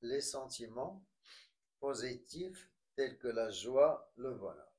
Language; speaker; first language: French; non-native, local second language; Arabic